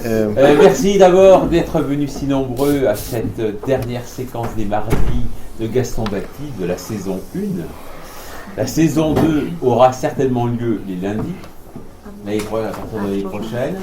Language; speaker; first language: French; native; French